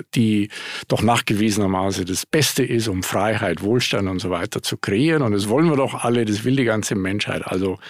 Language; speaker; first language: German; native; German